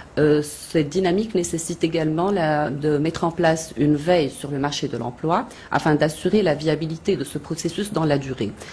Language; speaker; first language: French; non-native, local second language; Arabic